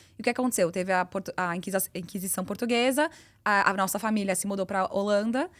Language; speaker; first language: Portuguese; early bilingual, heritage; Portuguese